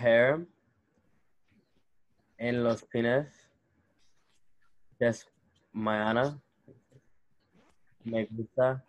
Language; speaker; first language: Spanish; non-native, learner; English